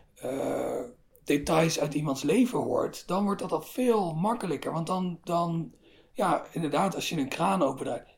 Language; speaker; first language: Dutch; native; Dutch